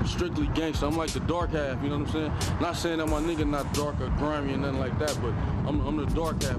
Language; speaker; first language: English; native; English